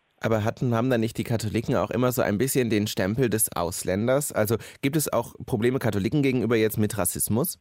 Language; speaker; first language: German; native; German